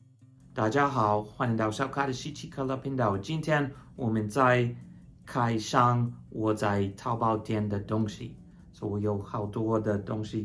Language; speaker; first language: Chinese; non-native, fluent; English